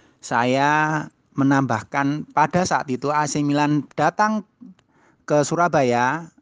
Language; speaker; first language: Indonesian; native; Indonesian